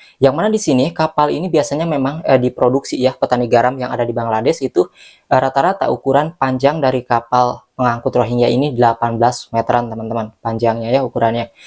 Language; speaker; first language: Indonesian; native; Indonesian